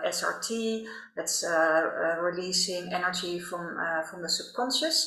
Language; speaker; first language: English; non-native, fluent; Dutch